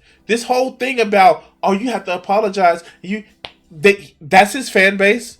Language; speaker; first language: English; native; English